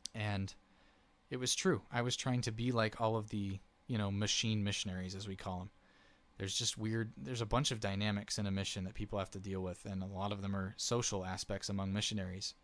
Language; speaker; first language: English; native; English